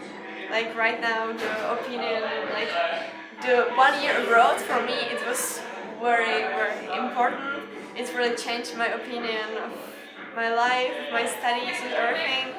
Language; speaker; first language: English; non-native, learner; Czech